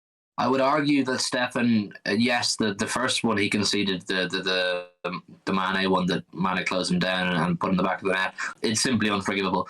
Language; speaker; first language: English; native; English